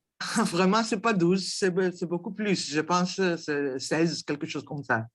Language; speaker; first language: French; non-native, learner; Greek